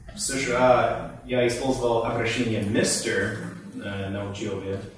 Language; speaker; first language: Russian; non-native, fluent; English